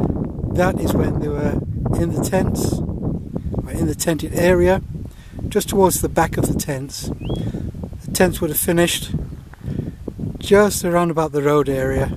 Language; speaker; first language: English; native; English